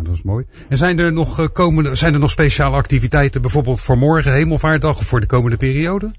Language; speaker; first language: Dutch; native; Dutch